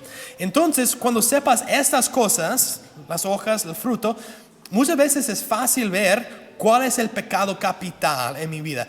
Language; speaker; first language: Spanish; non-native, fluent; English